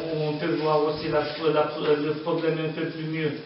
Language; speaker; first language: French; non-native, learner; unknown